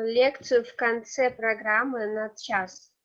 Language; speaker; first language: Russian; native; Russian